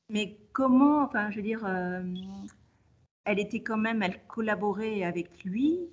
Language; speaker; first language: French; native; French